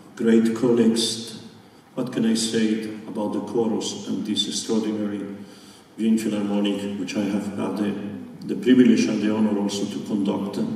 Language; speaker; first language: English; non-native, fluent; Spanish